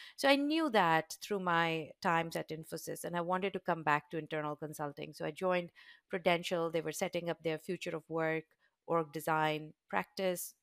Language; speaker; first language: English; non-native, local second language; Hindi